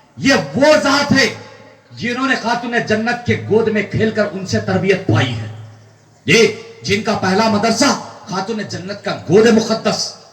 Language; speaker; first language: Urdu; native; Urdu